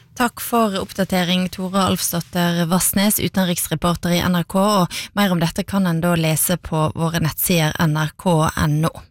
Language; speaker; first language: Norwegian; native; Norwegian